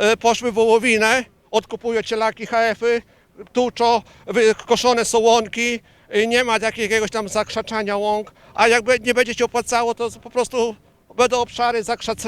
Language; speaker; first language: Polish; native; Polish